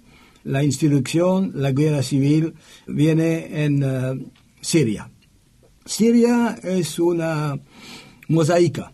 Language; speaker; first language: Spanish; non-native, learner; French